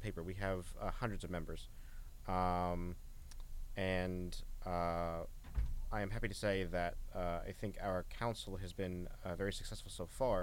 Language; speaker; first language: English; native; English